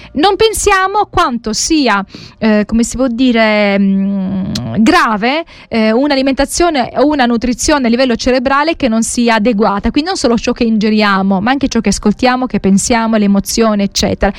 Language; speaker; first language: Italian; native; Italian